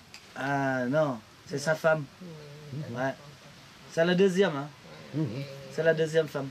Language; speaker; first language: French; non-native, learner; Lao